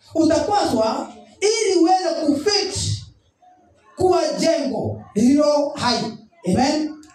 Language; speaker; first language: Swahili; non-native, local second language; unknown